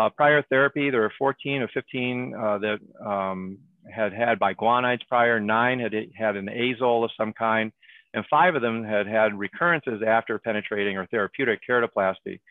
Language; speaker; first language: English; native; English